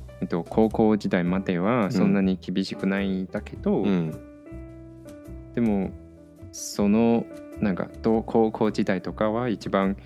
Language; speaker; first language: Japanese; non-native, fluent; Chinese